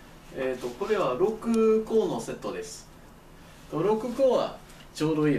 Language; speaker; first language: Japanese; non-native, learner; English